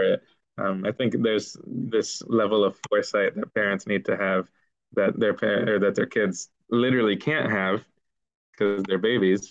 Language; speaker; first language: English; early bilingual, other home language; Spanish